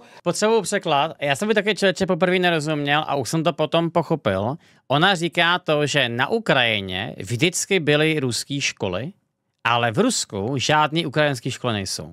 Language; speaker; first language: Czech; native; Czech